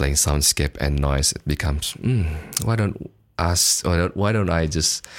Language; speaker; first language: English; non-native, fluent; Indonesian